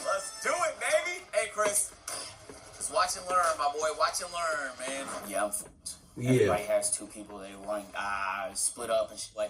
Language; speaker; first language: English; native; English